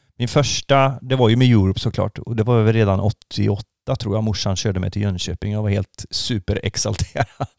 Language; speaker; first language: Swedish; native; Swedish